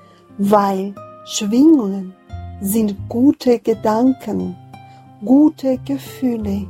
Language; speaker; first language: German; non-native, fluent; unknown